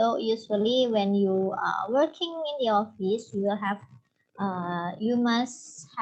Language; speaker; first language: English; non-native, fluent; Indonesian